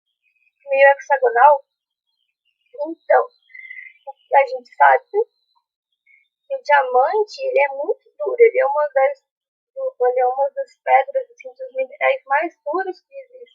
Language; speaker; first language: Portuguese; native; Portuguese